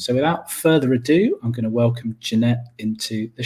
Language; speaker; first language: English; native; English